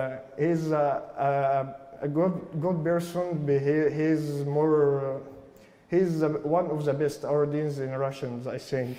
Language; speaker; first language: English; non-native, learner; Arabic